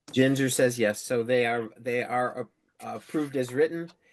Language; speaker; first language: English; native; English